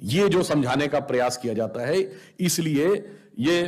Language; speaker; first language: Hindi; native; Hindi